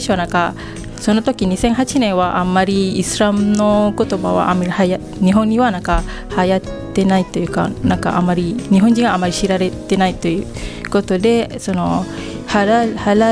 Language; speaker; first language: Japanese; non-native, fluent; Malay